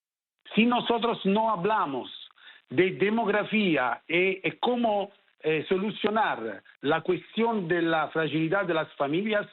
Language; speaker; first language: Spanish; non-native, fluent; Italian